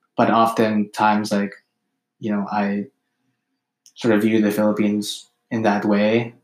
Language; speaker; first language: English; early bilingual, other home language; Filipino